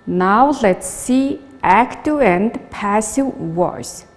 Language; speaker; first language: English; non-native, learner; Mongolian